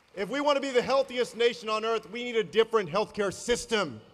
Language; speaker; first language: English; native; English